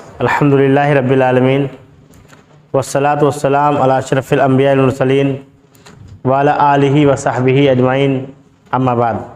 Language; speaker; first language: Hindi; native; Hindi